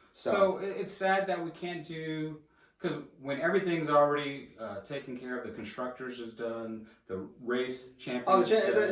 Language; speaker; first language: English; native; English